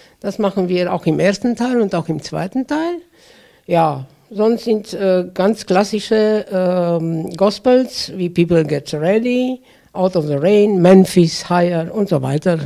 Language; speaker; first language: German; non-native, fluent; Romanian